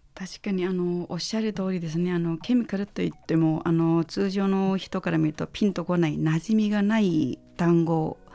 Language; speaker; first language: Japanese; non-native, fluent; Chinese